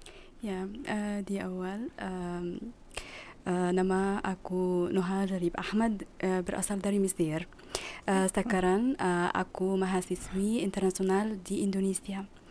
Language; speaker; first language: Indonesian; non-native, learner; Arabic